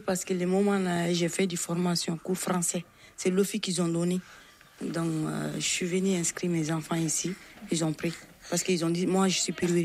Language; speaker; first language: French; non-native, learner; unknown